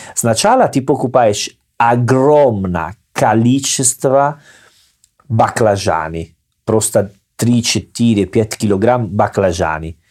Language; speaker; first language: Russian; non-native, fluent; Italian